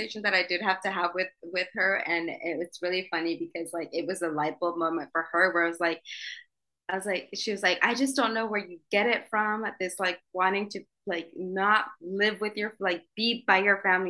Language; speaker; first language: English; native; English